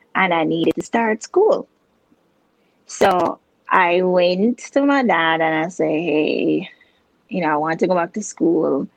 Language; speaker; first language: English; non-native, local second language; Jamaican Creole English